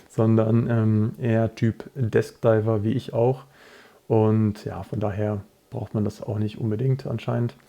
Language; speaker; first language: German; native; German